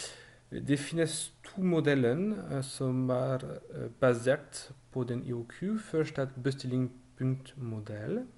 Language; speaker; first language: Norwegian; non-native, learner; French